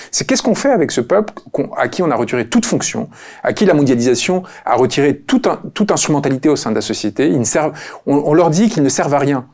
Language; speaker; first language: French; early bilingual, other home language; Spanish